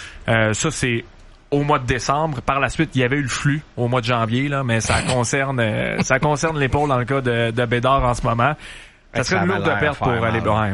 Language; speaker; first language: French; native; French